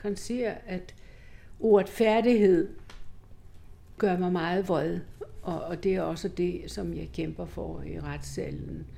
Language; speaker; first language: Danish; non-native, fluent; Greek